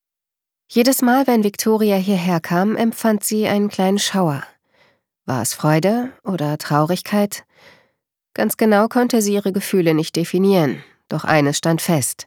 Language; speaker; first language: German; native; German